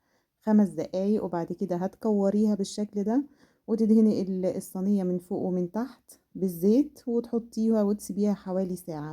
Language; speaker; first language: Arabic; native; Arabic